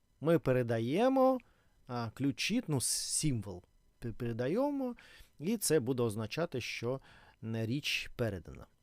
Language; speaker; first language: Ukrainian; non-native, learner; Russian